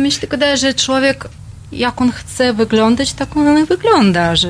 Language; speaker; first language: Polish; non-native, learner; Russian